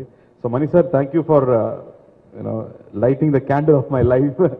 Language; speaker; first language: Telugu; non-native, learner; Tamil